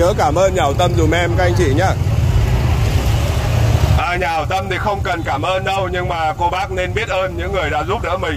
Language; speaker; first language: Vietnamese; native; Vietnamese